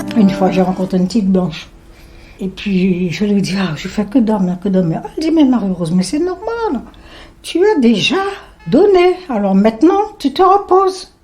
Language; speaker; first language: French; non-native, local second language; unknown